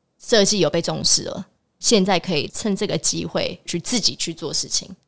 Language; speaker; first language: Chinese; early bilingual, heritage; Chinese